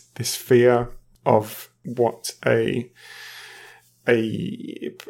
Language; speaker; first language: English; native; English